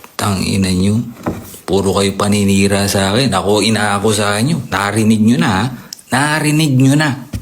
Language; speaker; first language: Filipino; native; Filipino